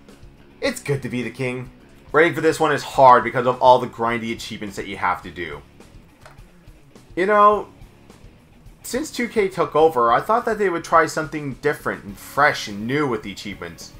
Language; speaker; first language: English; native; English